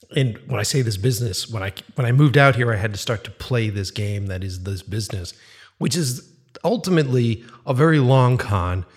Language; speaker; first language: English; native; English